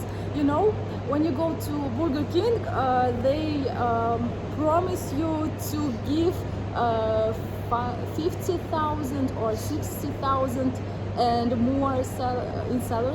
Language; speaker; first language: English; non-native, learner; Russian